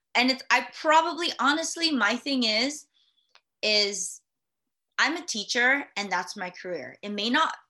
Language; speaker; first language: English; early bilingual, other home language; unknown